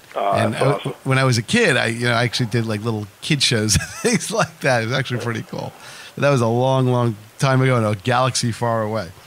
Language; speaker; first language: English; native; English